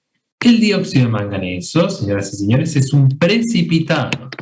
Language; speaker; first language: Spanish; native; Spanish